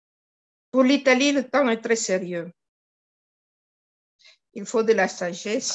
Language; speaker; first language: French; non-native, fluent; Italian